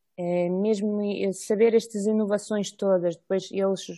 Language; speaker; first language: Portuguese; non-native, fluent; Russian